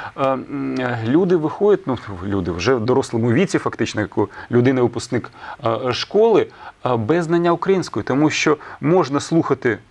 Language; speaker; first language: Ukrainian; non-native, local second language; Russian